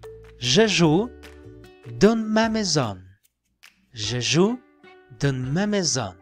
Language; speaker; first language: French; non-native, learner; Spanish